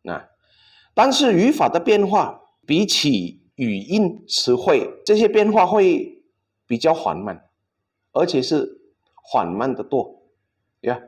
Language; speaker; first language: Chinese; non-native, fluent; Indonesian